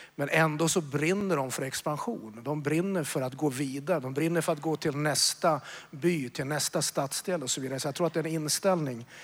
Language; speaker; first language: Swedish; native; Swedish